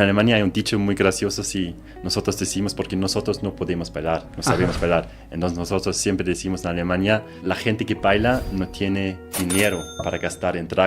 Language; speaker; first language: Spanish; non-native, fluent; German